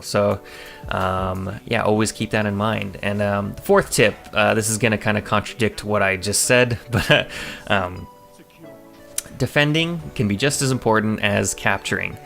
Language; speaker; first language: English; native; English